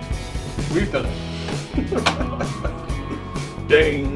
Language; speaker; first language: English; native; English